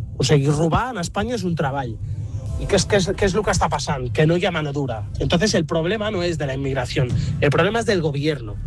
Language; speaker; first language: Catalan; early bilingual, other home language; Arabic